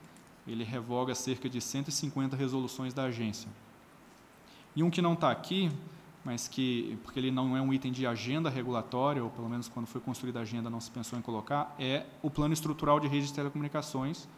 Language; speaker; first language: Portuguese; native; Portuguese